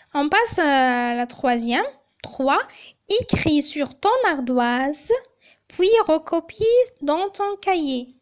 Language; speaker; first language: French; non-native, local second language; Arabic